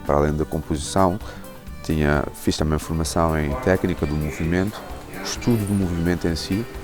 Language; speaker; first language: Portuguese; non-native, local second language; Kabuverdianu